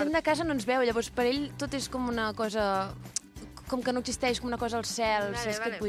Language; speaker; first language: Catalan; native; Catalan